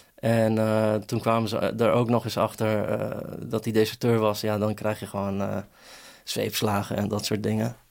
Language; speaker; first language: Dutch; early bilingual, other home language; Persian